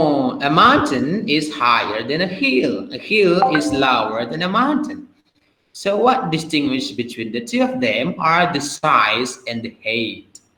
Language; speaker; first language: English; non-native, fluent; Indonesian